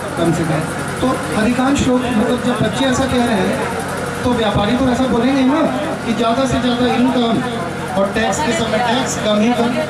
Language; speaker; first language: Hindi; native; Hindi